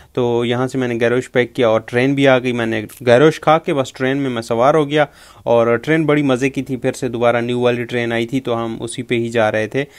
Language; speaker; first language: Urdu; native; Urdu